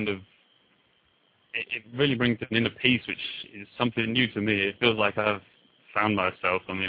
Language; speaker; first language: English; native; English